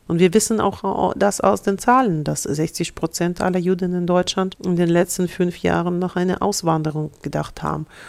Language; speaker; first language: German; non-native, fluent; Russian